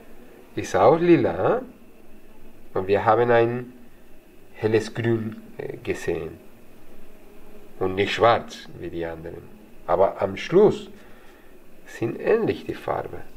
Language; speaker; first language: German; non-native, fluent; Spanish